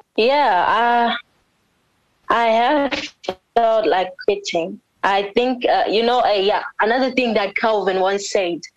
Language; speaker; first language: English; non-native, local second language; North Ndebele